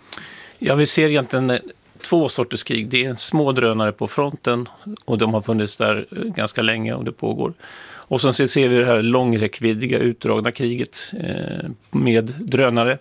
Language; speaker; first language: Swedish; native; Swedish